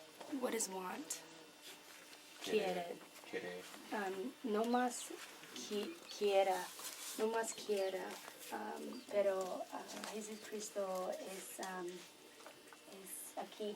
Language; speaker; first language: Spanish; non-native, learner; English